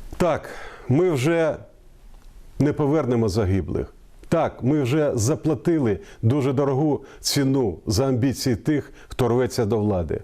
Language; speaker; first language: Ukrainian; non-native, local second language; Russian